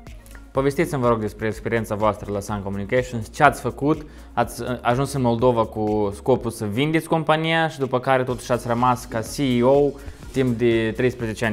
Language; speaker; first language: Romanian; native; Romanian